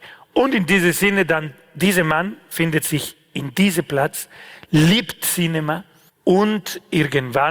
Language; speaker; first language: German; non-native, fluent; Spanish